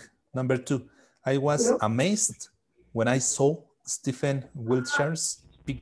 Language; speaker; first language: English; non-native, fluent; Spanish